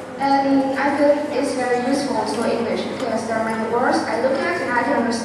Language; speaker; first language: English; non-native, fluent; Vietnamese